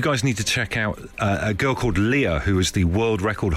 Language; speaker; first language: English; native; English